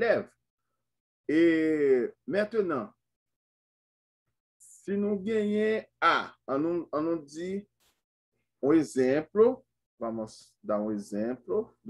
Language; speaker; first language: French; non-native, local second language; Haitian Creole